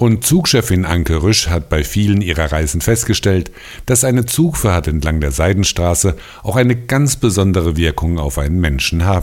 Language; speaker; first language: German; native; German